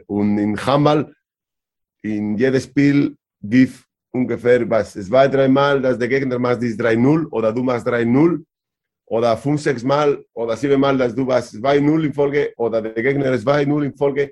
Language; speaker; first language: German; non-native, learner; Spanish